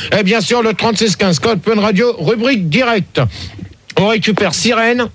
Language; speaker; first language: French; native; French